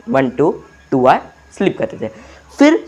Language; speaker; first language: Hindi; native; Hindi